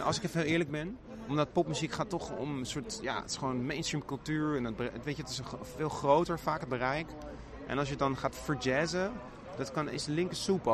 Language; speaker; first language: Dutch; native; Dutch